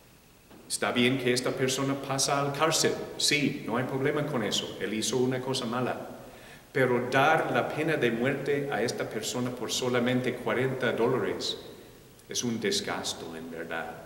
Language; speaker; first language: Spanish; non-native, fluent; English